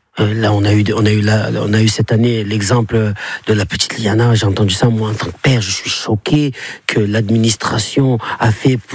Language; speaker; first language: French; native; French